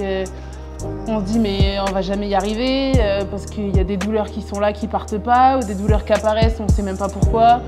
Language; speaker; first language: French; native; French